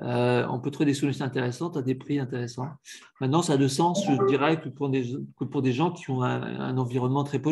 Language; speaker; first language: French; native; French